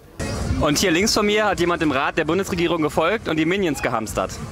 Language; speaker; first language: German; native; German